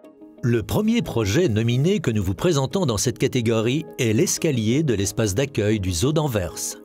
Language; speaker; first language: French; native; French